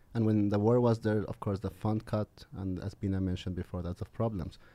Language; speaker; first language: English; non-native, fluent; Arabic